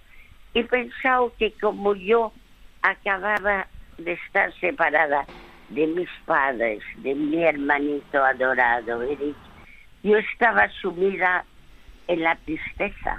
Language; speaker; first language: Spanish; early bilingual, other home language; French